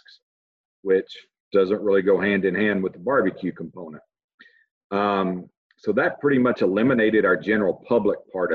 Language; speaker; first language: English; native; English